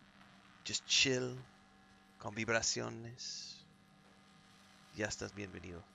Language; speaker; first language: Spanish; non-native, learner; English